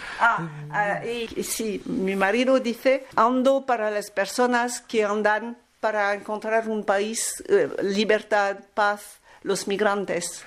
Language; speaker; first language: Spanish; non-native, learner; French